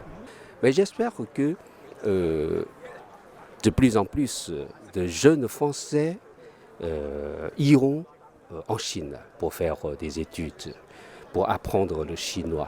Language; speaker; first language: French; non-native, fluent; Chinese